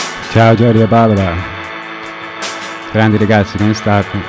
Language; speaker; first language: Italian; non-native, learner; English